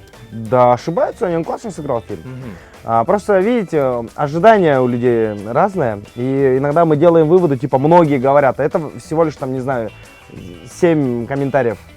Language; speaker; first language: Russian; native; Russian